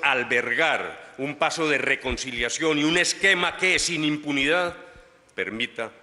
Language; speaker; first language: Spanish; native; Spanish